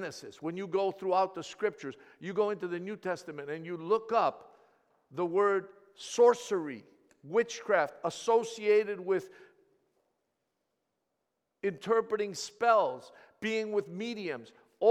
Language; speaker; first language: English; early bilingual, other home language; Greek